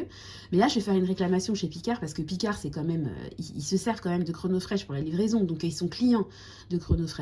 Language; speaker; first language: French; native; French